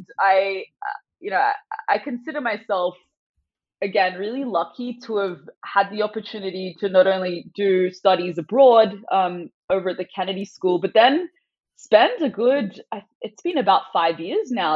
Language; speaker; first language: English; non-native, local second language; Persian